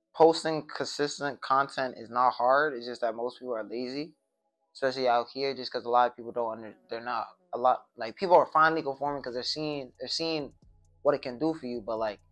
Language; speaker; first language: English; native; English